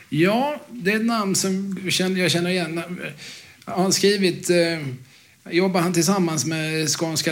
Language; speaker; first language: Swedish; native; Swedish